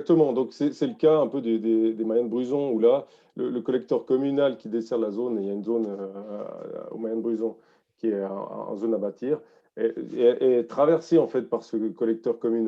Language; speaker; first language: French; native; French